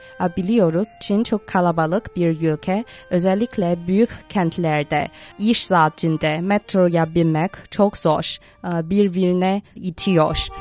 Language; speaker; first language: Turkish; non-native, fluent; Chinese